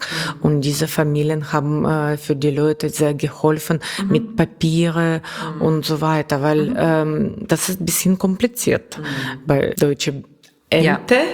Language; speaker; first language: German; non-native, learner; Russian